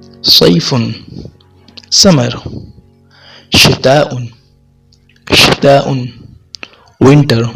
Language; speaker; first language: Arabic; non-native, fluent; Urdu